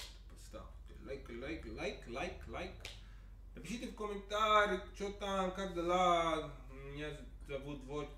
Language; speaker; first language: Russian; non-native, learner; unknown